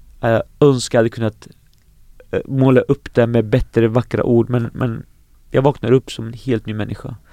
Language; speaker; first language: Swedish; early bilingual, other home language; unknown